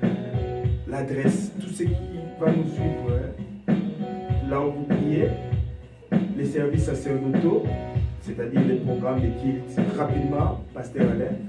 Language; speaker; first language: French; non-native, local second language; Lingala